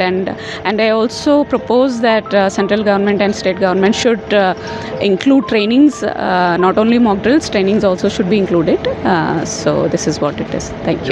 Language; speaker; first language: English; non-native, local second language; Telugu